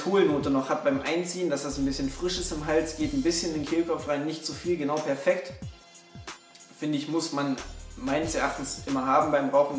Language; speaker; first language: German; native; German